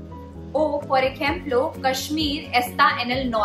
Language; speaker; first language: Spanish; non-native, fluent; Hindi